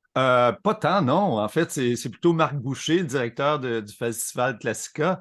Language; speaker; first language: French; native; French